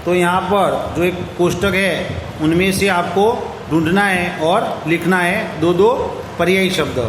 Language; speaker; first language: Hindi; non-native, local second language; Gujarati